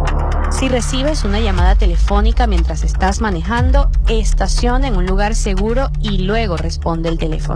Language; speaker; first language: Spanish; native; Spanish